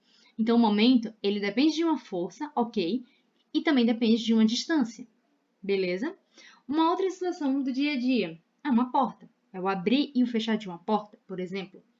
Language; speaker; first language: Portuguese; native; Portuguese